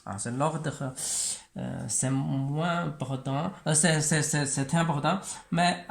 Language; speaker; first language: French; non-native, learner; Chinese